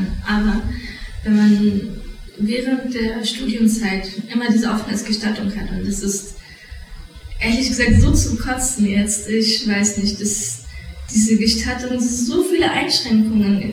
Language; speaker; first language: German; early bilingual, other home language; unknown